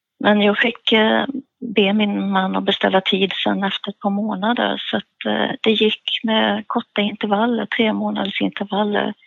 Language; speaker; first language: Swedish; native; Swedish